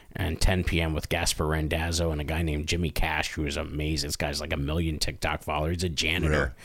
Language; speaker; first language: English; native; English